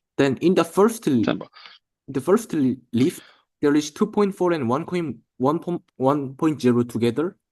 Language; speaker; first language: English; non-native, learner; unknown